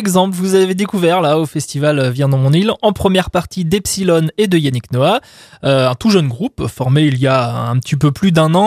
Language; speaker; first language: French; native; French